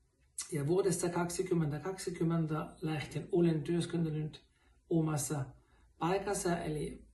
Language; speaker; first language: Finnish; non-native, fluent; German